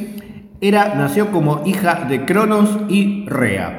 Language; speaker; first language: Spanish; native; Spanish